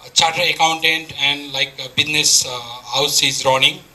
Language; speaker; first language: English; non-native, local second language; Nepali